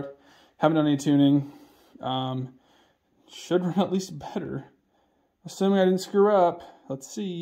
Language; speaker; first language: English; native; English